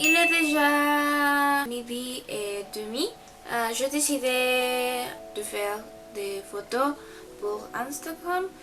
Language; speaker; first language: French; non-native, learner; Spanish